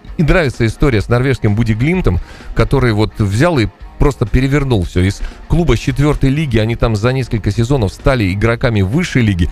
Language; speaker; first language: Russian; native; Russian